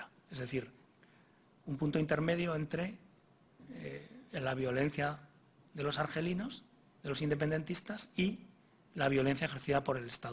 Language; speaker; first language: Spanish; native; Spanish